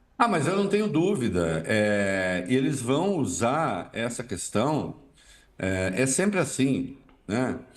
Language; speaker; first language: Portuguese; native; Portuguese